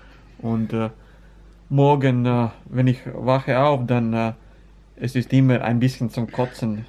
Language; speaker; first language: German; non-native, learner; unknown